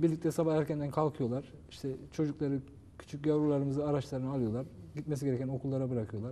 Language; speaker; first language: Turkish; native; Turkish